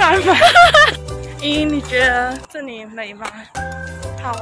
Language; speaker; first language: Chinese; native; Chinese